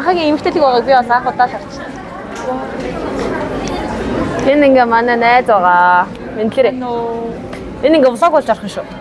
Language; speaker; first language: Mongolian; native; Mongolian